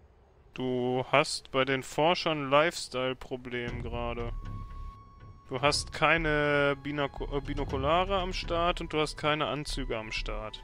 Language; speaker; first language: German; native; German